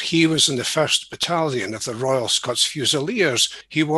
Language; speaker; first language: English; native; English